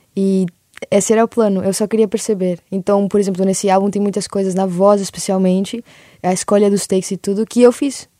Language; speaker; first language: Portuguese; early bilingual, other home language; Spanish